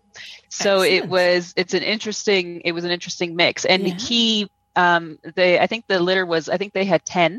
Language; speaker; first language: English; native; English